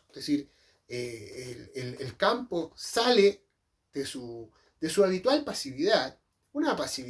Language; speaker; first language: Spanish; native; Spanish